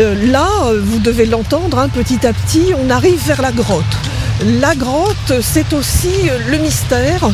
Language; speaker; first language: French; native; French